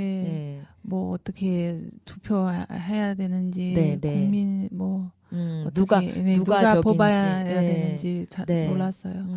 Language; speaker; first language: Korean; non-native, learner; Chinese